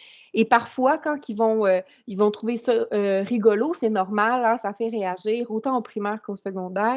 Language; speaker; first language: French; native; French